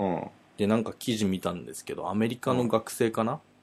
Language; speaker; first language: Japanese; native; Japanese